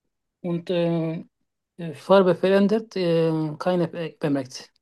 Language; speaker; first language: German; non-native, learner; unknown